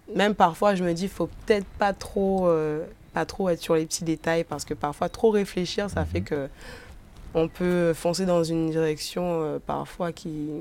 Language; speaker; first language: French; native; French